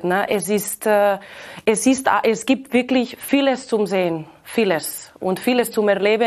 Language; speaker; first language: German; non-native, fluent; Catalan